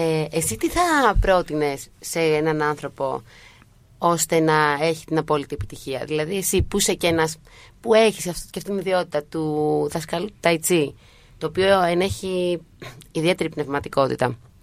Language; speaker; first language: Greek; native; Greek